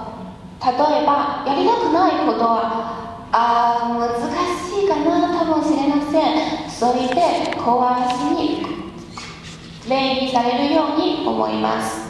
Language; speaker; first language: Japanese; non-native, learner; Chinese